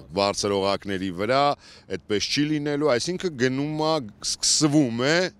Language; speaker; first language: Armenian; native; Armenian